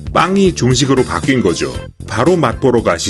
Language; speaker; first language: Korean; native; Korean